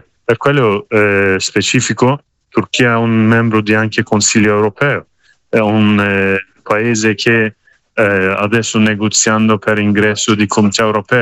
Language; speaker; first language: Italian; non-native, learner; Kurdish